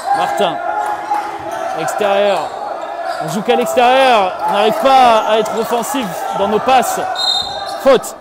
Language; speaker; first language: French; native; French